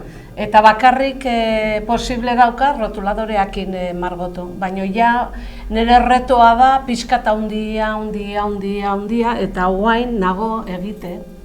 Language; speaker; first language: Basque; non-native, local second language; Spanish